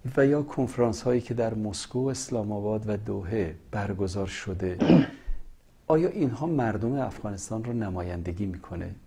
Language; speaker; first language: Persian; native; Persian